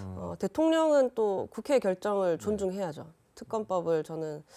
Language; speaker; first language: Korean; native; Korean